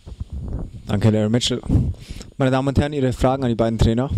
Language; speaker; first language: German; native; German